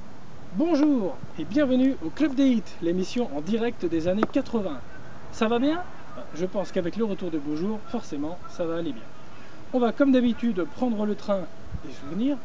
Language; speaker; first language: French; native; French